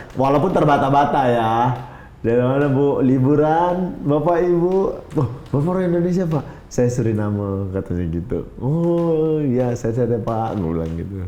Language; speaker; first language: Indonesian; non-native, local second language; Min Nan Chinese